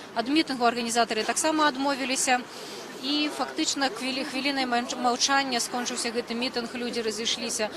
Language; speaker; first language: Belarusian; non-native, local second language; Russian